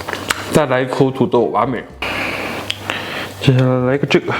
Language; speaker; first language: Chinese; native; Chinese